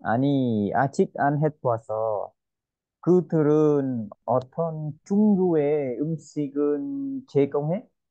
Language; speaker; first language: Korean; non-native, learner; Vietnamese